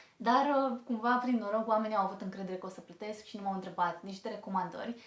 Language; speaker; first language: Romanian; native; Romanian